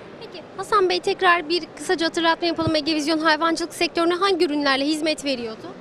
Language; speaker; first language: Turkish; native; Turkish